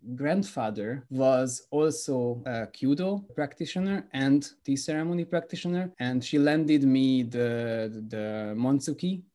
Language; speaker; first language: English; non-native, fluent; Hungarian